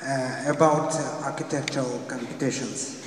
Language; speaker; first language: English; non-native, learner; Russian